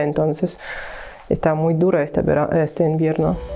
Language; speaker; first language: Spanish; non-native, learner; Ukrainian